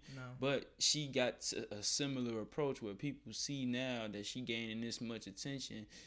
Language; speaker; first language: English; native; English